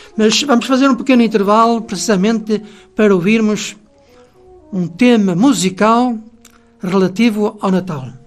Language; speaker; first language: Portuguese; native; Portuguese